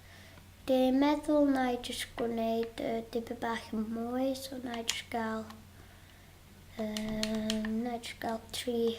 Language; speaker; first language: Welsh; non-native, local second language; English